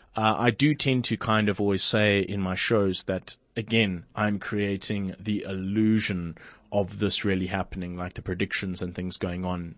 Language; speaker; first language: English; native; English